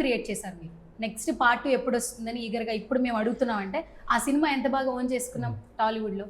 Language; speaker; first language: Telugu; native; Telugu